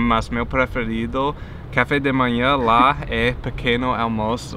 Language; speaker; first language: Portuguese; non-native, fluent; English